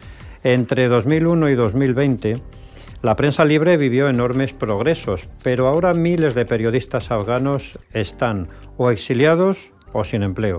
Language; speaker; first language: Spanish; native; Spanish